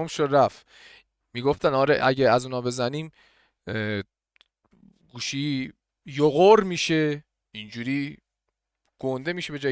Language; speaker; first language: Persian; native; Persian